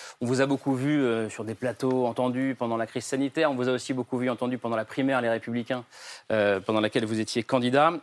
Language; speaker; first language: French; native; French